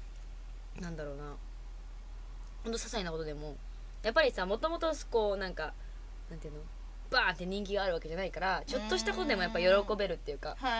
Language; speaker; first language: Japanese; native; Japanese